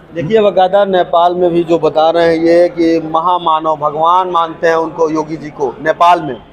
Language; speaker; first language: Hindi; native; Hindi